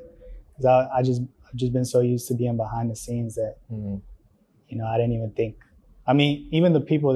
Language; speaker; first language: English; early bilingual, other home language; Spanish